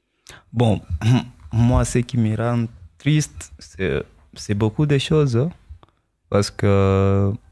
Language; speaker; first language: French; non-native, local second language; Swahili